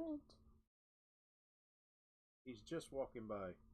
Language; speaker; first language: English; native; English